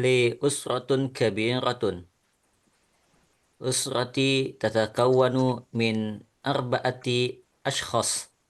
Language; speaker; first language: Arabic; non-native, learner; Indonesian